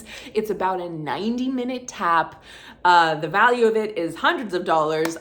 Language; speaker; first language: English; native; English